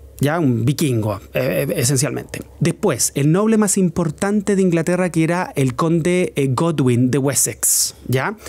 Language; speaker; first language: Spanish; native; Spanish